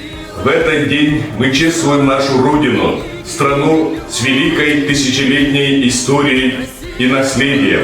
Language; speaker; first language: Russian; native; Russian